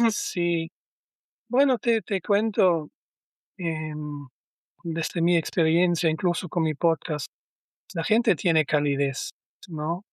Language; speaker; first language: Spanish; non-native, learner; German